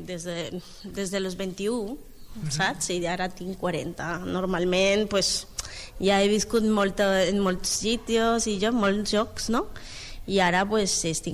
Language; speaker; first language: Catalan; non-native, learner; Spanish